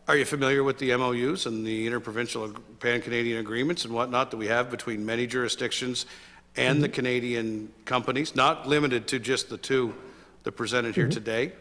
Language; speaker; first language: English; native; English